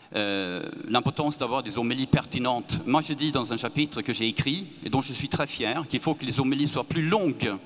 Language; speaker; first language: French; non-native, fluent; Swedish